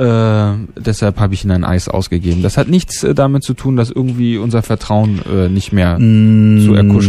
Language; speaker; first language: German; native; German